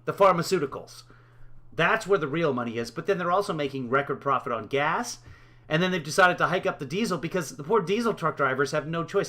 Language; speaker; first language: English; native; English